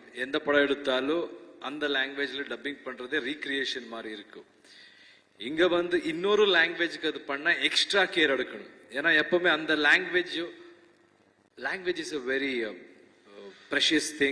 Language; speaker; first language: Tamil; non-native, learner; Kannada